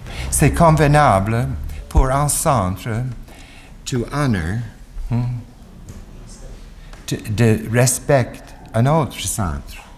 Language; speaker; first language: French; non-native, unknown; English